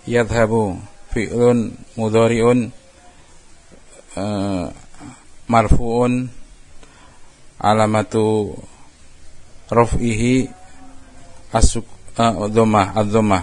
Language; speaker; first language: Arabic; non-native, learner; Indonesian